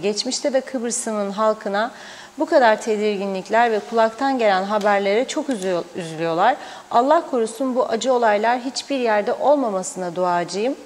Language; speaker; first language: Turkish; native; Turkish